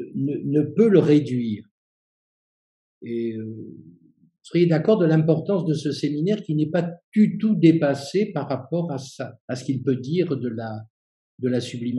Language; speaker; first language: French; native; French